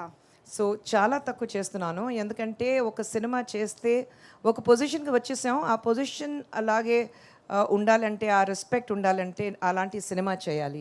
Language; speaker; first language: Telugu; non-native, local second language; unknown